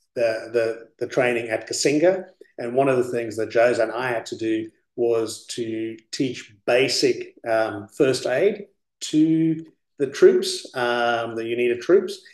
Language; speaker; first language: English; early bilingual, other home language; Afrikaans